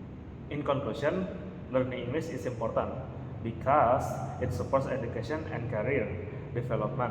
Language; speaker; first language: English; non-native, learner; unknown